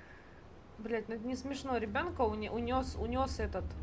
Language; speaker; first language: Russian; native; Russian